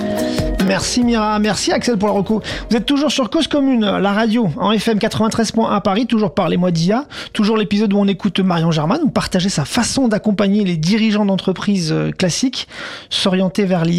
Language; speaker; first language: French; native; French